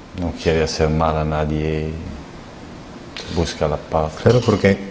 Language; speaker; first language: Spanish; non-native, learner; Arabic